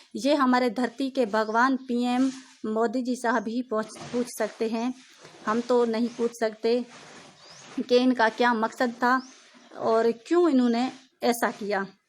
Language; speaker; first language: Urdu; non-native, local second language; Sindhi